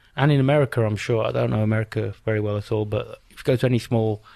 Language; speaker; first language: English; native; English